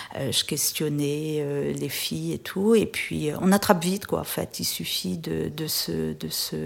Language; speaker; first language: French; native; French